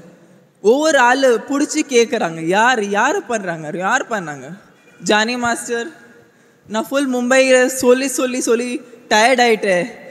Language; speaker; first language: Tamil; non-native, fluent; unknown